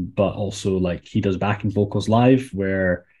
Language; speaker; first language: English; native; English